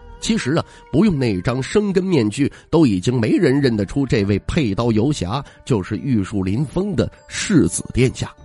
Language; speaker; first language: Chinese; native; Chinese